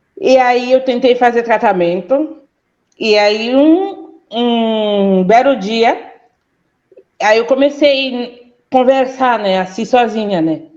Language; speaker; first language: Portuguese; non-native, fluent; Haitian Creole